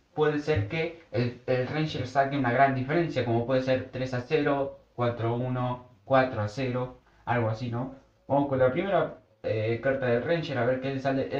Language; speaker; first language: Spanish; native; Spanish